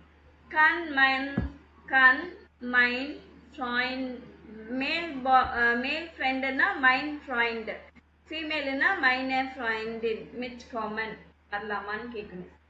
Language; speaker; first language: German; non-native, learner; Tamil